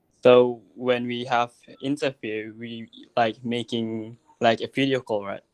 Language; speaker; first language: English; non-native, learner; Indonesian